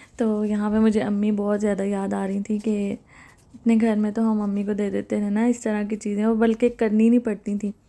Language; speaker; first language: Urdu; native; Urdu